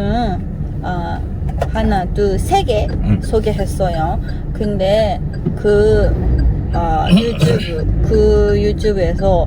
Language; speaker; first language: Korean; non-native, learner; Japanese